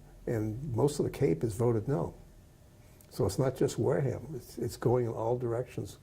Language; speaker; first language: English; native; English